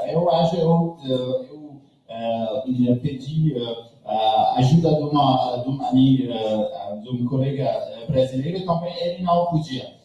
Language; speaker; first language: Portuguese; non-native, learner; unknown